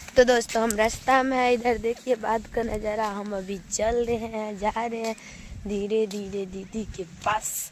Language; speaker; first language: Hindi; native; Hindi